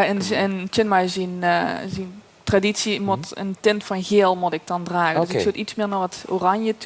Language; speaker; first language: Dutch; native; Dutch